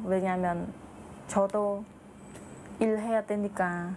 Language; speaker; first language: Korean; non-native, learner; Khmer